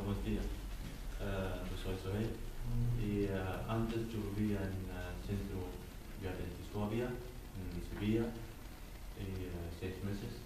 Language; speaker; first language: Spanish; non-native, learner; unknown